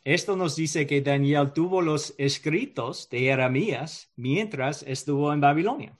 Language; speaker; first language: Spanish; non-native, learner; English